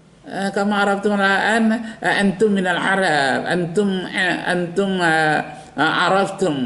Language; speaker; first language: Arabic; non-native, fluent; Indonesian